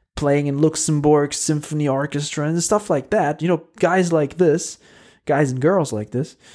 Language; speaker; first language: English; non-native, fluent; Portuguese